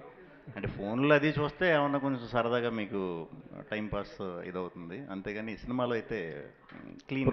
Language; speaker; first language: Telugu; native; Telugu